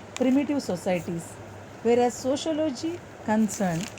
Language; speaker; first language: English; non-native, local second language; Kannada